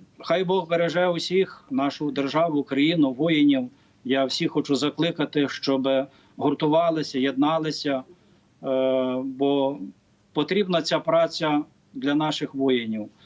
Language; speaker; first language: Ukrainian; native; Ukrainian